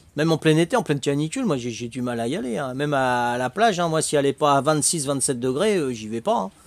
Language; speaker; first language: French; native; French